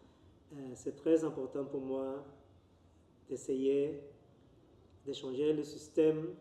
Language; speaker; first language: French; non-native, learner; Spanish